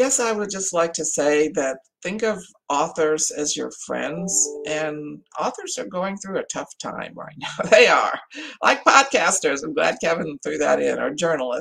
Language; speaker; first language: English; native; English